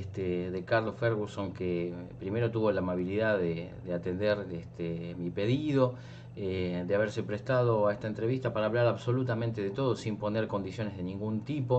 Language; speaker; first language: Spanish; native; Spanish